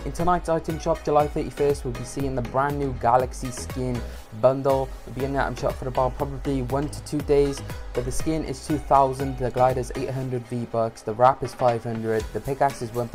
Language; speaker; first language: English; native; English